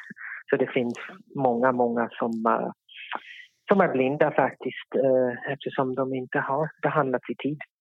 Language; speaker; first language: Swedish; non-native, fluent; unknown